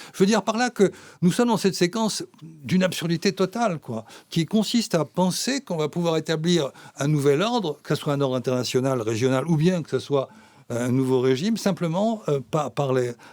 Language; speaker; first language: French; native; French